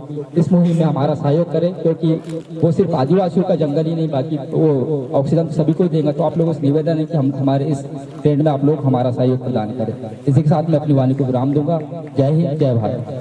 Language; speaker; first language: Hindi; native; Hindi